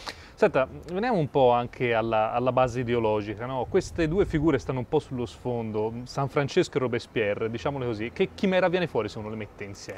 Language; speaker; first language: Italian; native; Italian